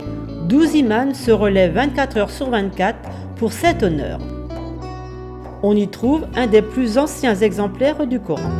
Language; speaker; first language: French; native; French